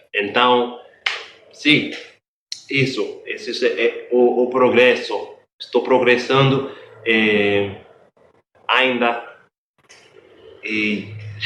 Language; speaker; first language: Portuguese; non-native, learner; English